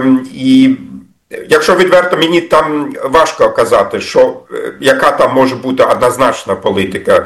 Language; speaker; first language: Ukrainian; non-native, fluent; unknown